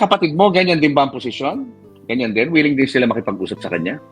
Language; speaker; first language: Filipino; native; Filipino